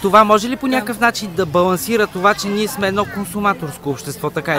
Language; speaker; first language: Bulgarian; native; Bulgarian